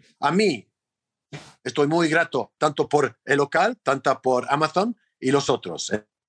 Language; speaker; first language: Spanish; non-native, fluent; English